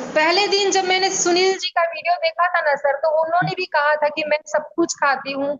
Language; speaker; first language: Hindi; non-native, local second language; Gujarati